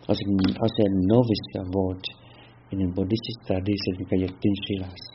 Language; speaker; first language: Dutch; non-native, fluent; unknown